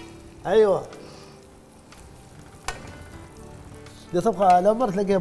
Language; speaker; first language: Arabic; native; Arabic